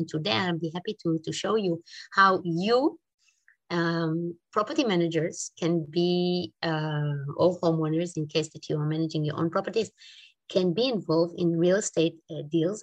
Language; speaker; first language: English; non-native, fluent; Hebrew